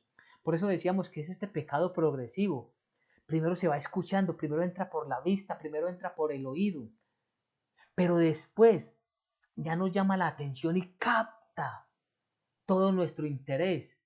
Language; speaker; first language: Spanish; native; Spanish